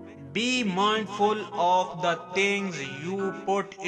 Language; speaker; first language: English; non-native, local second language; Urdu